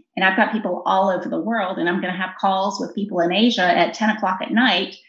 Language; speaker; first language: English; native; English